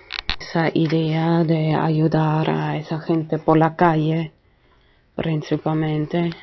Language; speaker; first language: Spanish; non-native, fluent; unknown